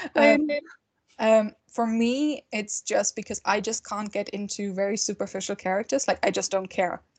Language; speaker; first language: English; non-native, fluent; German